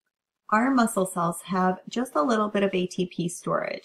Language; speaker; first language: English; native; English